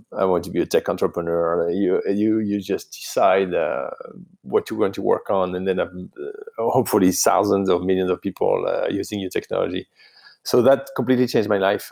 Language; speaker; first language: English; non-native, fluent; French